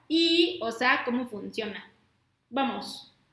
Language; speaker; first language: Spanish; native; Spanish